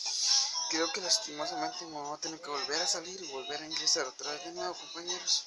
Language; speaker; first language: Spanish; native; Spanish